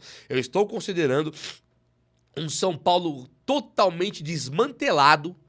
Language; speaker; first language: Portuguese; native; Portuguese